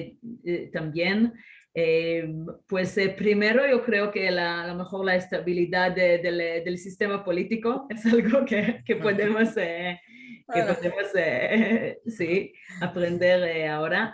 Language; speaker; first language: Spanish; non-native, fluent; Hebrew